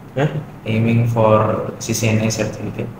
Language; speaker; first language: English; non-native, learner; Indonesian